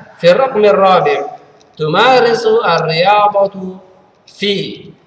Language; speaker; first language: Arabic; non-native, fluent; Indonesian